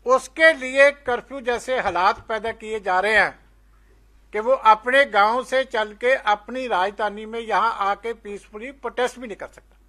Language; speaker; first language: Hindi; non-native, local second language; Punjabi